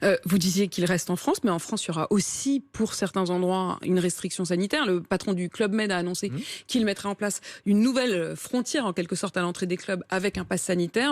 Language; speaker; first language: French; native; French